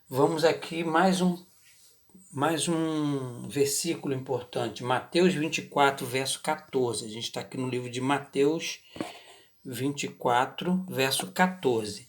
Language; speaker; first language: Portuguese; native; Portuguese